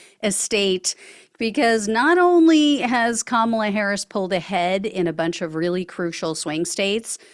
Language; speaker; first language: English; native; English